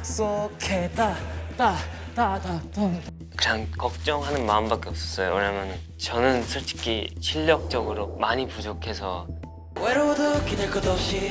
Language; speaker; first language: Korean; early bilingual, heritage; Korean